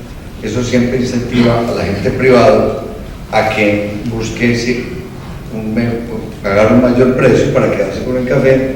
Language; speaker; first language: Spanish; native; Spanish